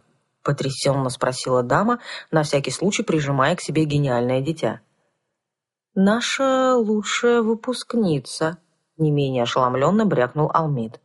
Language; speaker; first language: Russian; native; Russian